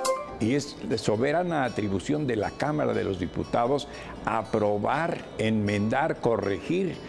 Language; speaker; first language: Spanish; native; Spanish